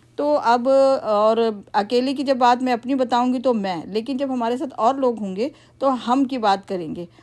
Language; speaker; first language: Urdu; native; Urdu